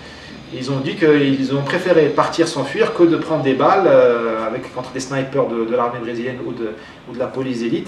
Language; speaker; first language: French; non-native, local second language; Arabic